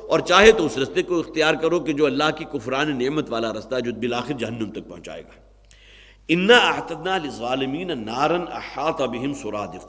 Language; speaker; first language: Urdu; native; Urdu